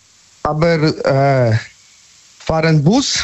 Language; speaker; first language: German; non-native, learner; Polish